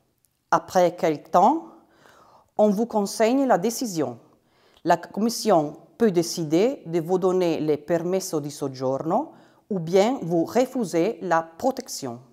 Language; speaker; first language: French; non-native, fluent; Italian